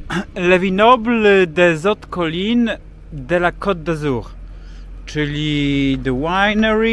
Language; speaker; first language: French; non-native, learner; Polish